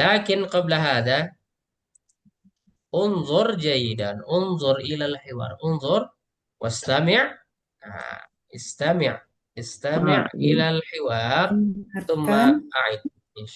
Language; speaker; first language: Arabic; non-native, fluent; Indonesian